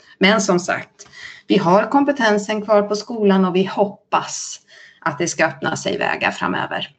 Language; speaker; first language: Swedish; native; Swedish